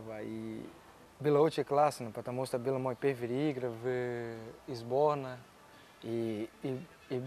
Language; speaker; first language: Russian; non-native, learner; Portuguese